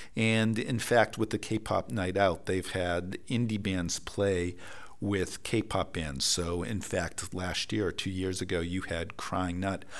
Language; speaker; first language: English; native; English